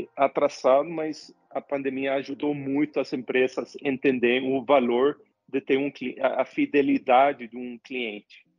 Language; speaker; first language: Portuguese; non-native, fluent; Swedish